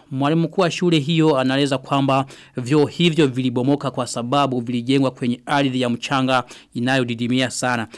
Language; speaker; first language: Swahili; non-native, local second language; Rundi